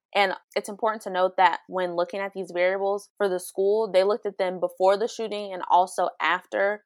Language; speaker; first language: English; native; English